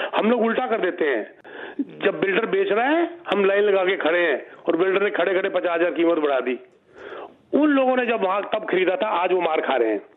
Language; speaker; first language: Hindi; native; Hindi